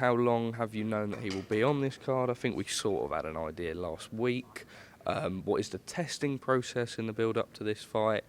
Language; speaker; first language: English; native; English